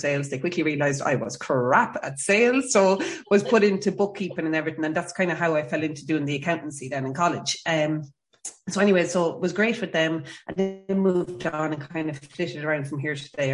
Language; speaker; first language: English; native; English